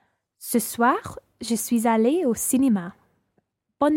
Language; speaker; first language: French; non-native, learner; English